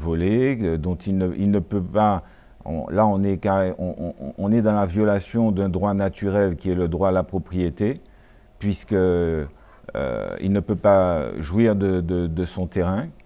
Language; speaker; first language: French; native; French